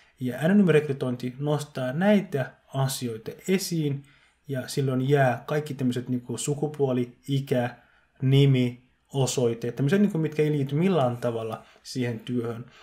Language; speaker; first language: Finnish; early bilingual, other home language; Somali